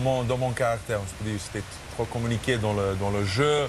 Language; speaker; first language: French; non-native, fluent; Serbian